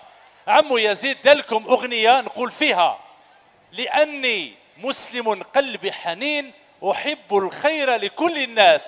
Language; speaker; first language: Arabic; native; Arabic